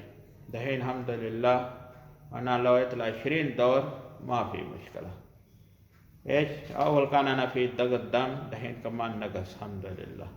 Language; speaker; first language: Arabic; non-native, learner; Urdu